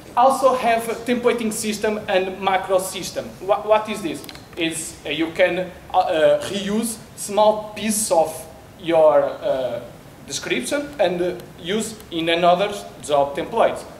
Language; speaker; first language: English; non-native, learner; Portuguese